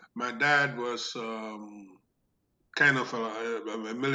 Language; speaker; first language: English; non-native, local second language; Igbo